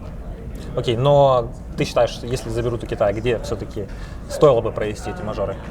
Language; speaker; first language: Russian; native; Russian